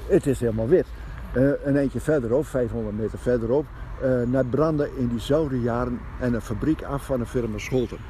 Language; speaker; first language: Dutch; native; Dutch